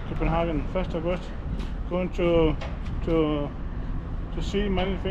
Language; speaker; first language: English; non-native, learner; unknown